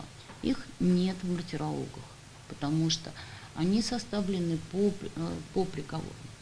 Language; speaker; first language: Russian; native; Russian